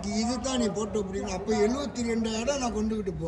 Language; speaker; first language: Tamil; native; Tamil